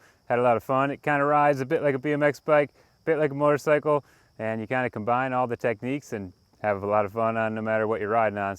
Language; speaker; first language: English; native; English